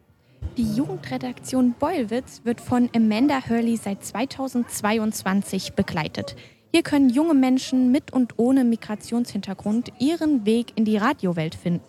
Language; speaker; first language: German; native; German